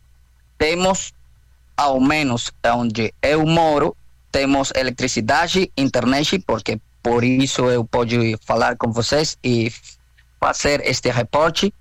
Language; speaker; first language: Portuguese; non-native, fluent; Spanish